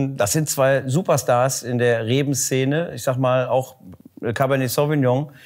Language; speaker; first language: German; native; German